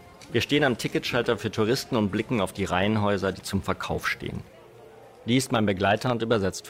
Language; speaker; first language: German; native; German